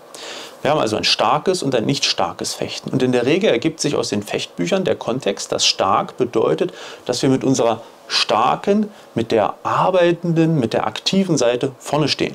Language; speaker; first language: German; native; German